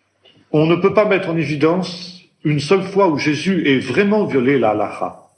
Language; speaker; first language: French; native; French